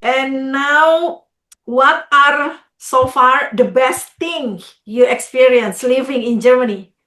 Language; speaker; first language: English; non-native, fluent; Indonesian